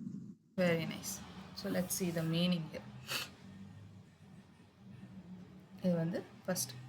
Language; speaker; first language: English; non-native, local second language; Tamil